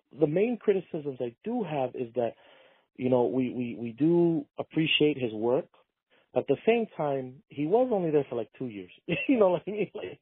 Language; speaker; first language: English; native; English